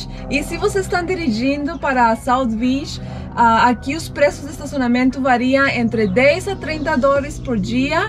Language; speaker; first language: Portuguese; non-native, fluent; Spanish